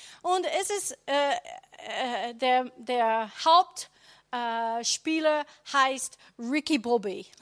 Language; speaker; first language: German; non-native, learner; English